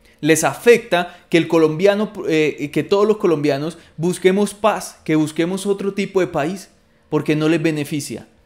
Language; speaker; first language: Spanish; native; Spanish